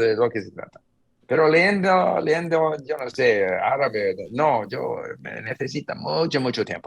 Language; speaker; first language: Spanish; non-native, fluent; English